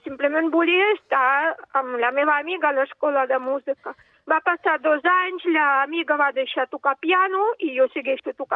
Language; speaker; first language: Catalan; non-native, fluent; Russian